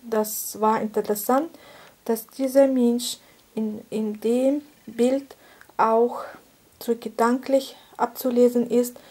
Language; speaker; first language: German; non-native, fluent; Russian